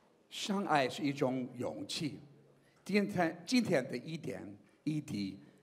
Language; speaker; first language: Chinese; non-native, learner; English